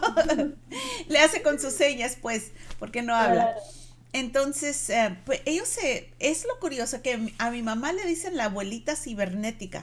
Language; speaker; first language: Spanish; native; Spanish